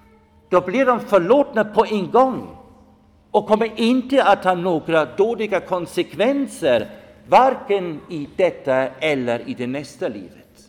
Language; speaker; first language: Swedish; non-native, fluent; German